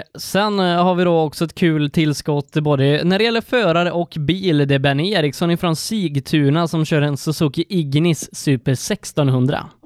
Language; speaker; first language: Swedish; native; Swedish